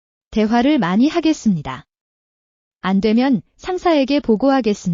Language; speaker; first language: Korean; non-native, learner; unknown